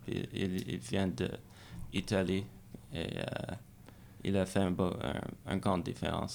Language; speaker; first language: French; non-native, learner; English